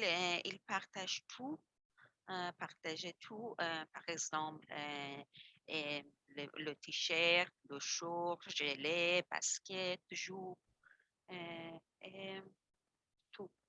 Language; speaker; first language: French; non-native, learner; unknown